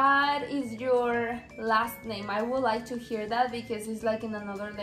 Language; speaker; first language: English; non-native, fluent; Spanish